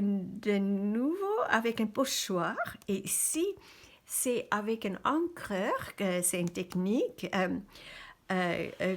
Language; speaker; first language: French; non-native, fluent; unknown